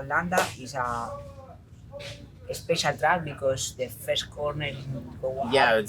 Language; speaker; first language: English; non-native, learner; Spanish